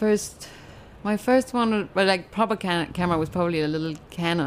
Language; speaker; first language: English; non-native, fluent; Danish